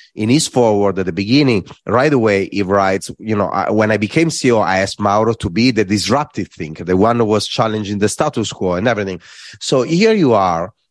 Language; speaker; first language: English; non-native, fluent; Italian